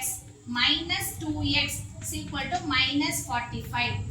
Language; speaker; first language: English; non-native, local second language; Tamil